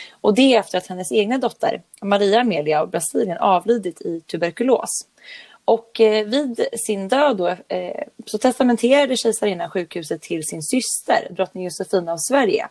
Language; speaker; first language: Swedish; native; Swedish